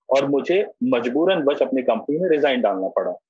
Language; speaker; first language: Hindi; native; Hindi